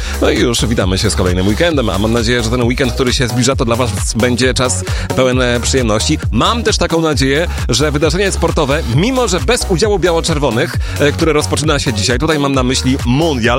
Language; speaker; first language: Polish; native; Polish